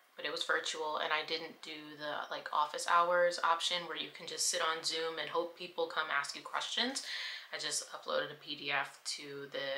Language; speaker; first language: English; native; English